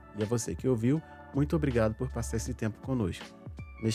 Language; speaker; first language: Portuguese; native; Portuguese